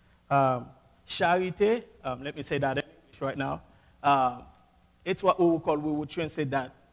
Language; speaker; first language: English; non-native, fluent; Haitian Creole